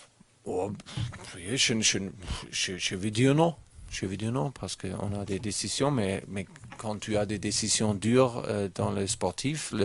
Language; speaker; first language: French; non-native, learner; German